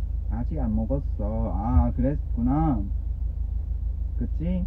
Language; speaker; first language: Korean; non-native, fluent; Vietnamese